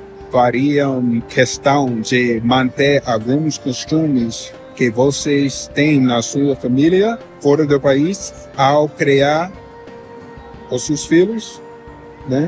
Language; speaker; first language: Portuguese; non-native, fluent; English